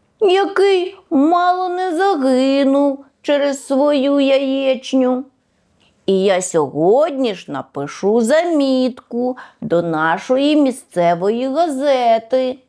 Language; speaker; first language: Ukrainian; native; Ukrainian